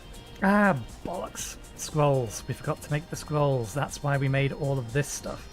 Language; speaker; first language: English; native; English